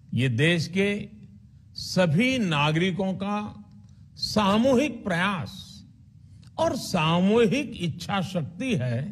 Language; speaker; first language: Hindi; non-native, local second language; Gujarati